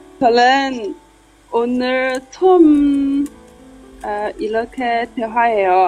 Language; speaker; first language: Korean; non-native, learner; Chinese